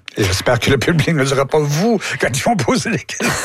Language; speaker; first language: French; native; French